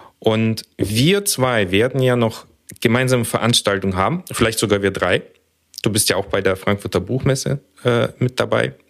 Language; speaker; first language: German; early bilingual, other home language; Russian